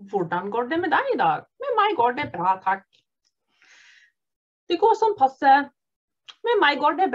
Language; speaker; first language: Norwegian; non-native, fluent; German